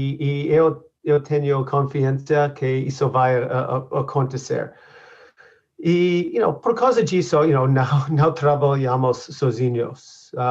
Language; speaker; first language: Portuguese; non-native, learner; English